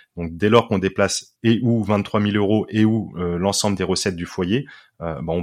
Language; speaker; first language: French; native; French